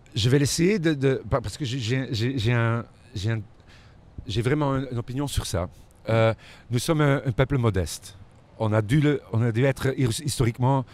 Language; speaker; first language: French; non-native, local second language; Dutch